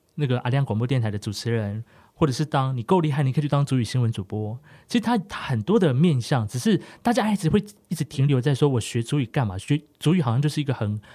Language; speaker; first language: Chinese; non-native, local second language; Amis